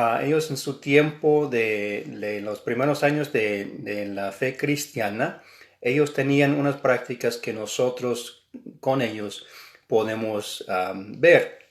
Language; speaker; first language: Spanish; non-native, fluent; English